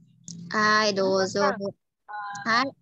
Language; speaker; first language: Japanese; non-native, learner; Indonesian